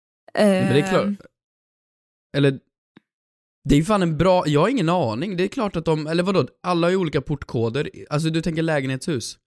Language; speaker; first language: Swedish; native; Swedish